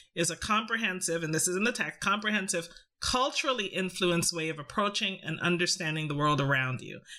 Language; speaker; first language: English; native; English